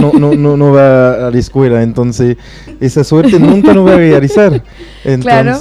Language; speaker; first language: Spanish; non-native, fluent; Haitian Creole